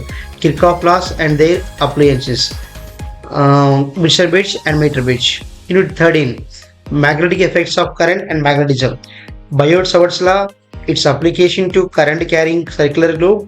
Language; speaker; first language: English; non-native, local second language; Telugu